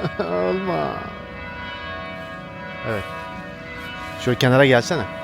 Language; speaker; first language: Turkish; native; Turkish